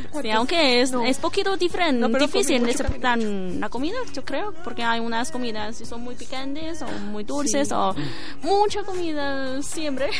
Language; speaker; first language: Spanish; non-native, learner; Chinese